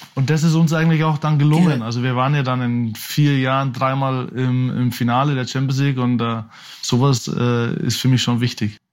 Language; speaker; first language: German; native; German